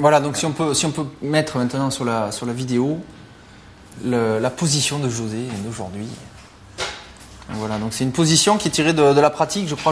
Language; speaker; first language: French; native; French